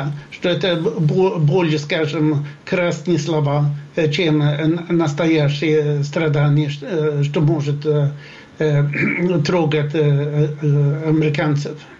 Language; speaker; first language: Russian; non-native, fluent; Swedish